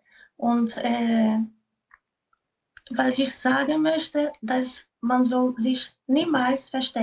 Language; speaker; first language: German; non-native, fluent; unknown